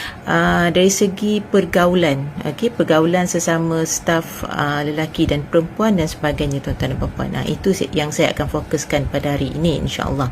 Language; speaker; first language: Malay; native; Malay